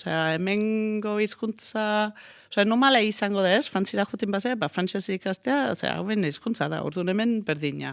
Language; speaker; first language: Basque; non-native, fluent; Danish